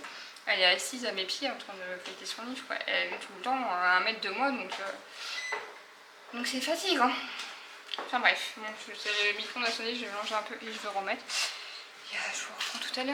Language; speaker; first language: French; native; French